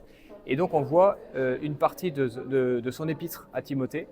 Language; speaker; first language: French; native; French